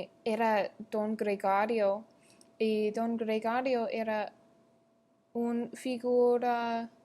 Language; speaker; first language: Spanish; non-native, learner; English